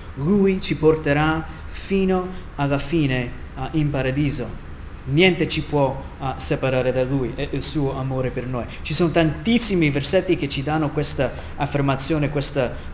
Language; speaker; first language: Italian; non-native, fluent; English